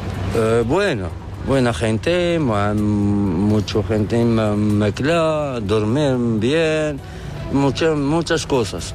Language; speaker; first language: Spanish; non-native, learner; Arabic